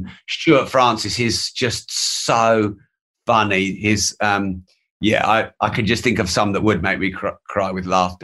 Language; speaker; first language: English; native; English